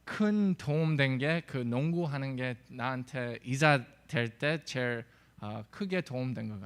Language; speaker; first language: Korean; early bilingual, heritage; English